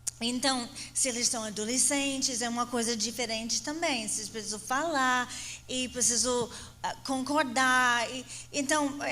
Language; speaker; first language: Portuguese; non-native, fluent; English